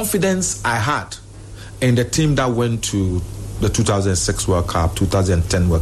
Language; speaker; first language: English; non-native, local second language; Ga